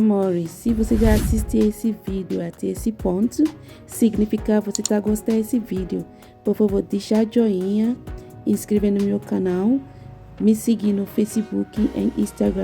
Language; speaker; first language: Portuguese; non-native, learner; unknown